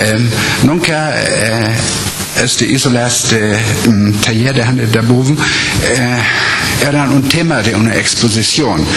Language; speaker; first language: Spanish; non-native, learner; German